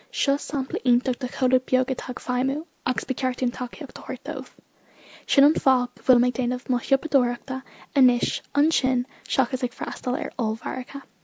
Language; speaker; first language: Irish; non-native, local second language; English